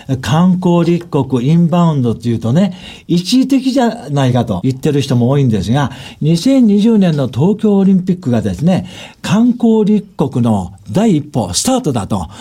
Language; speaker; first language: Japanese; native; Japanese